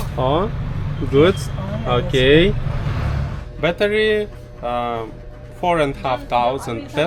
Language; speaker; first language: English; non-native, learner; Russian